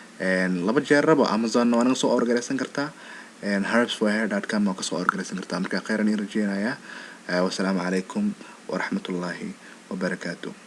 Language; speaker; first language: Somali; early bilingual, heritage; Somali